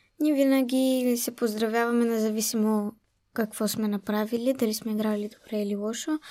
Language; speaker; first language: Bulgarian; early bilingual, heritage; Bulgarian